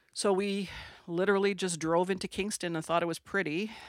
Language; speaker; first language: English; non-native, fluent; French